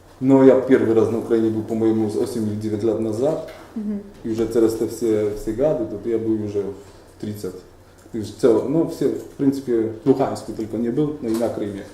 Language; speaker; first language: Russian; non-native, learner; Polish